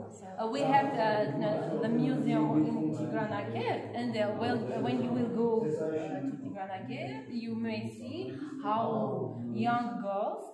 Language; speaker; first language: English; non-native, learner; Armenian